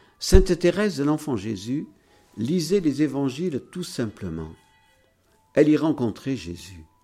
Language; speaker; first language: French; native; French